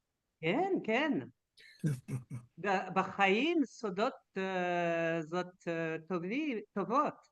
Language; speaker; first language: Hebrew; non-native, learner; French